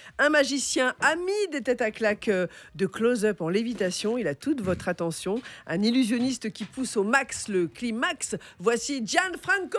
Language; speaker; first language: French; native; French